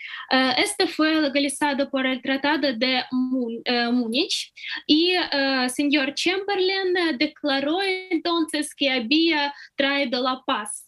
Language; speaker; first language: Spanish; non-native, fluent; Ukrainian